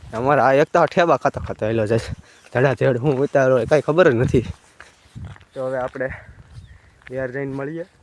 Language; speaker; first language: Gujarati; native; Gujarati